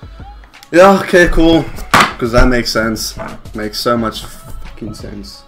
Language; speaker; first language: English; native; English